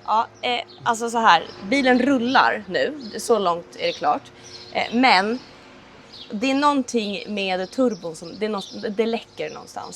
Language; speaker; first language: Swedish; native; Swedish